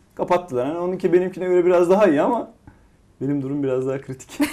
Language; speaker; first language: Turkish; native; Turkish